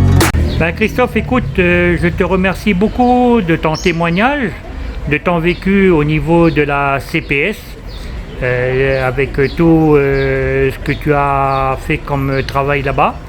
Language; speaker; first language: French; native; French